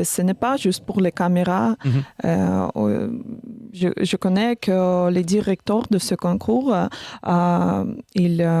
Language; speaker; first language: French; non-native, learner; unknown